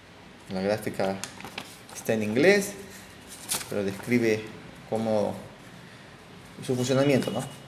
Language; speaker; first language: Spanish; native; Spanish